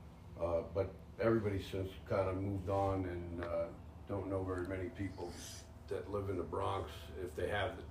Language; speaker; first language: English; native; English